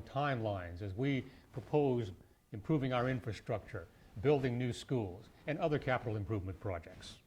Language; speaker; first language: English; native; English